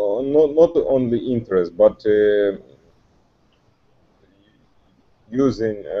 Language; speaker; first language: English; non-native, learner; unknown